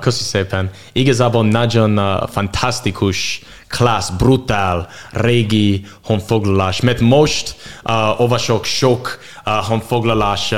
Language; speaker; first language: Hungarian; non-native, learner; English